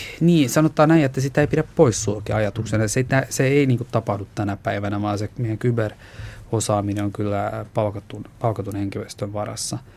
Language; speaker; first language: Finnish; non-native, local second language; Swedish